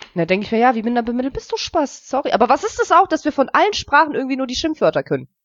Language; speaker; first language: German; early bilingual, other home language; Russian